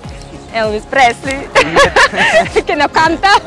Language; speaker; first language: Spanish; non-native, fluent; Russian